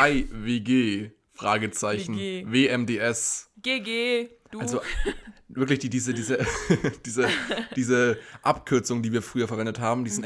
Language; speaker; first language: German; native; German